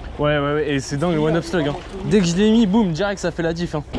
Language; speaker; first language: French; native; French